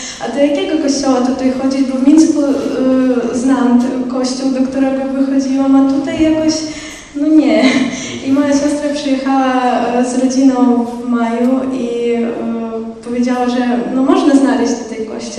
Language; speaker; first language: Polish; non-native, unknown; Russian